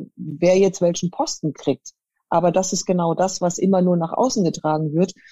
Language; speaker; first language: German; native; German